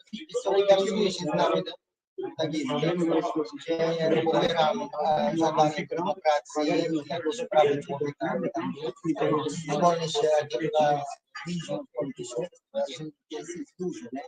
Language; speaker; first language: Polish; non-native, learner; Arabic